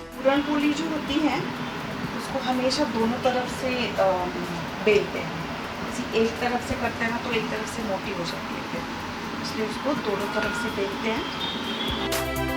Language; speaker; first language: Hindi; non-native, local second language; Marathi